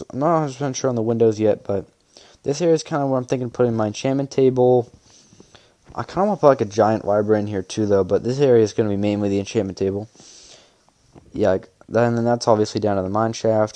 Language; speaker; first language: English; native; English